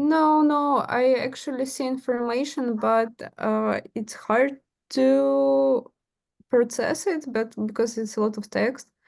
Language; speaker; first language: English; non-native, learner; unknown